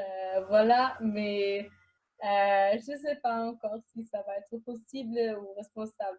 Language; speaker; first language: French; non-native, fluent; German